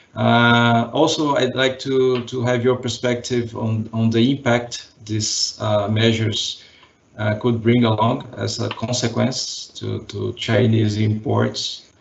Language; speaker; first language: English; non-native, fluent; Portuguese